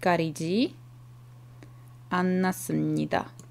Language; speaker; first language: Korean; non-native, learner; Czech